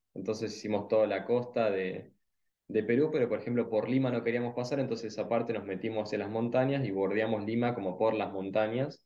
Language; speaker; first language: Spanish; native; Spanish